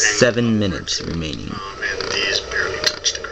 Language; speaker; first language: English; native; English